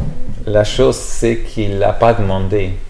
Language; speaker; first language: French; non-native, learner; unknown